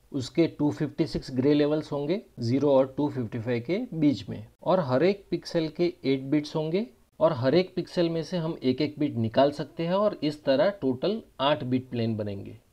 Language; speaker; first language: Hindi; non-native, local second language; Gujarati